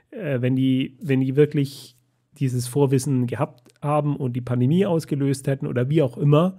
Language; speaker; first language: German; native; German